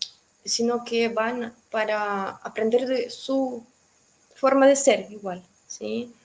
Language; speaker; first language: Spanish; non-native, fluent; Russian